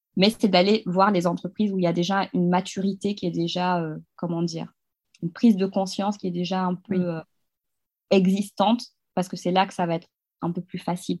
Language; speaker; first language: French; non-native, local second language; Fula